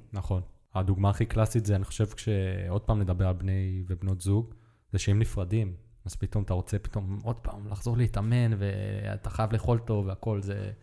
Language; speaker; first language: Hebrew; native; Hebrew